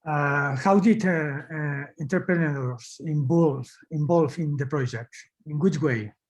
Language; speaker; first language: English; non-native, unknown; Catalan